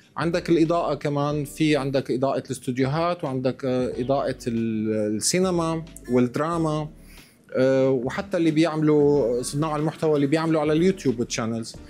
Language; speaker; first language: Arabic; native; Arabic